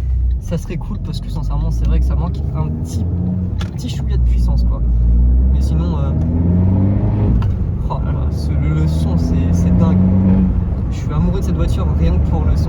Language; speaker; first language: French; native; French